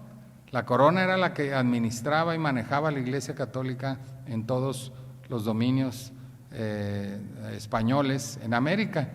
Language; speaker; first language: Spanish; native; Spanish